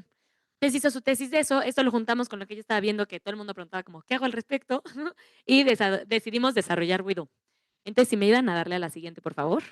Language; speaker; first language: Spanish; native; Spanish